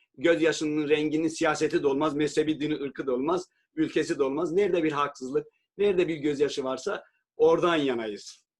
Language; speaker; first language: Turkish; native; Turkish